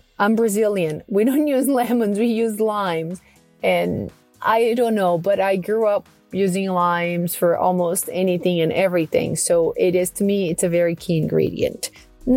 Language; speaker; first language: English; non-native, fluent; Portuguese